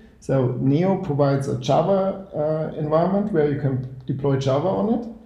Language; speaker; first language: English; non-native, fluent; German